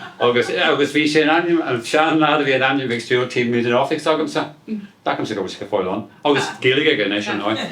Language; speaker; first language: Irish; non-native, local second language; English